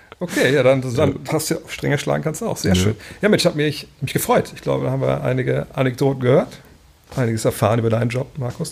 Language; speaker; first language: German; native; German